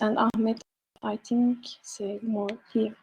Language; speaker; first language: English; non-native, learner; Turkish